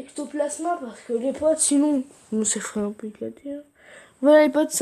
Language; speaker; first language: French; native; French